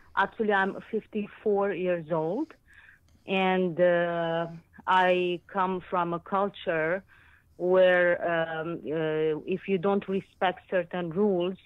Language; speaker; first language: English; non-native, fluent; Arabic